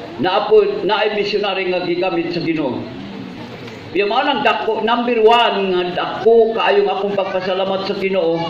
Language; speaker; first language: Cebuano; non-native, local second language; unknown